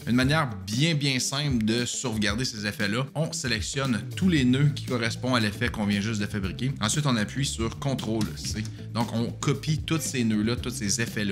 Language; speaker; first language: French; native; French